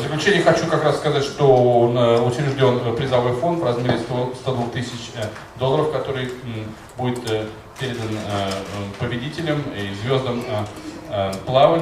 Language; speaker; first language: Russian; native; Russian